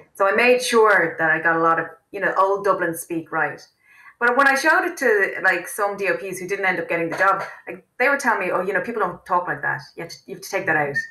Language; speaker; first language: English; native; English